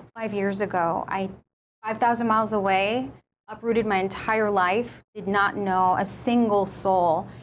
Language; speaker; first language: English; native; English